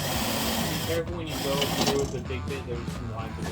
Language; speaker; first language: English; native; English